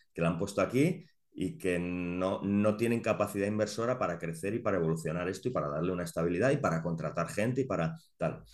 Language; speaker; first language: Spanish; native; Spanish